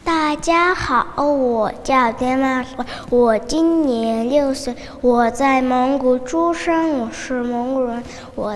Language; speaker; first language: Chinese; non-native, learner; Mongolian